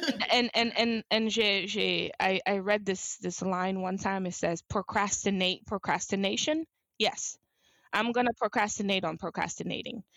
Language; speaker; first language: English; non-native, fluent; Wolof